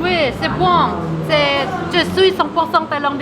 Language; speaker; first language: French; non-native, learner; Thai